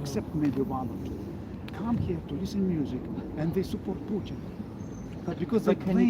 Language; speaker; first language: English; non-native, learner; Ukrainian